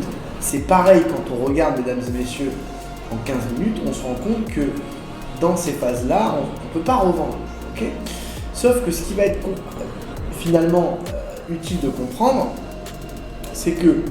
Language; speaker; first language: French; native; French